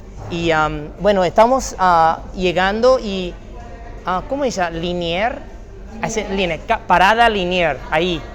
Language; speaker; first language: Spanish; non-native, fluent; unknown